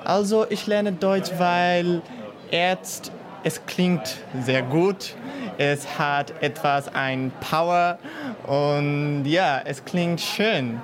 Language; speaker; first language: German; non-native, learner; Bangla